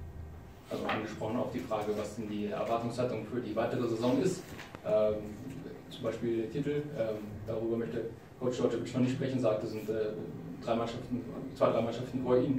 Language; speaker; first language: German; native; German